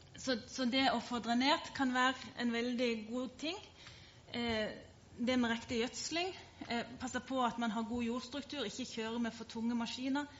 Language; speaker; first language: Norwegian; native; Norwegian